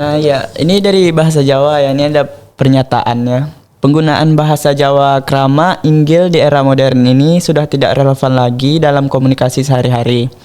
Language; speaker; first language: Indonesian; native; Indonesian